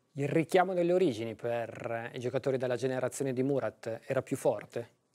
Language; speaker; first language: Italian; native; Italian